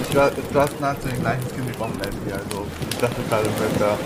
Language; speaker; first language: German; native; German